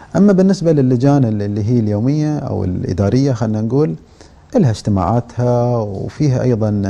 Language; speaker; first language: Arabic; native; Arabic